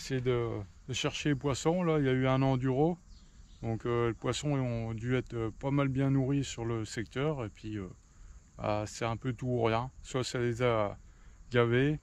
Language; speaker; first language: French; native; French